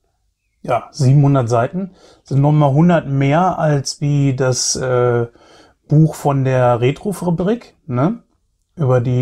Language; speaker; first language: German; native; German